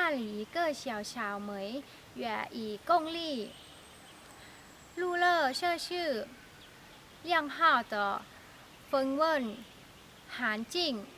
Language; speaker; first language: Chinese; non-native, learner; Thai